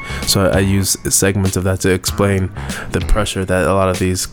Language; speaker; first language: English; native; English